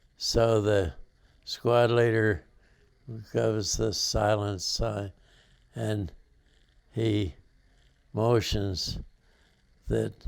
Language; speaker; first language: English; native; English